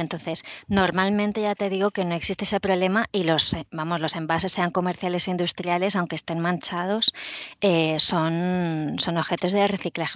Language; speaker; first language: Spanish; native; Spanish